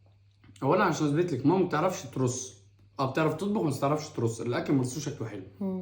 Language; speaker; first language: Arabic; native; Arabic